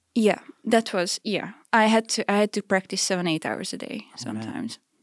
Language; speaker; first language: English; non-native, fluent; Hungarian